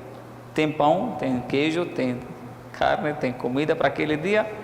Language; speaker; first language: Portuguese; non-native, fluent; Arabic